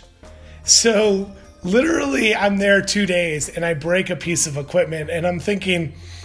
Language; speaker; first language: English; native; English